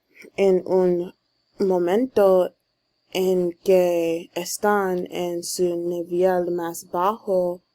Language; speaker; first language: Spanish; non-native, learner; English